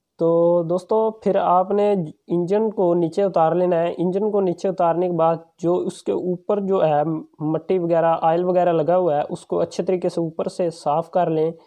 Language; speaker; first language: Urdu; non-native, local second language; Punjabi